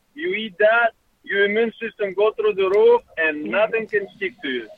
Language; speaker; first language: English; non-native, learner; Russian